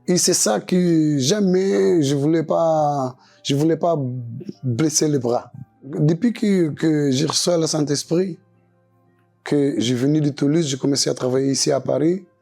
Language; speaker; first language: French; non-native, local second language; Portuguese